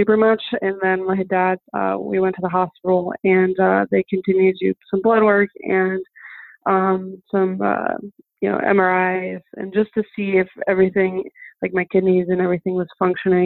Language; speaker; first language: English; early bilingual, other home language; German